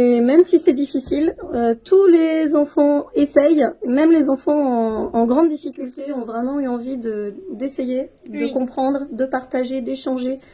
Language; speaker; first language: French; native; French